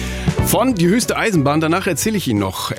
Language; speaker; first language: German; native; German